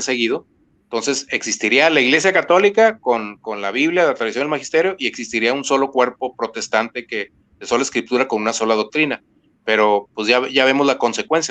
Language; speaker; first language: Spanish; native; Spanish